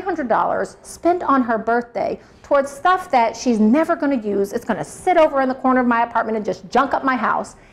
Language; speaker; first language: English; native; English